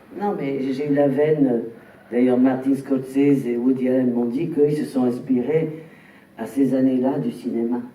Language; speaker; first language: French; native; French